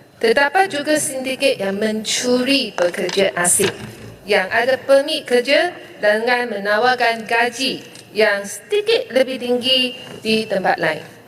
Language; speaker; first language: Malay; native; Malay